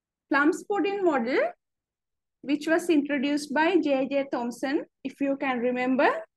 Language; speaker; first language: English; non-native, local second language; Sinhala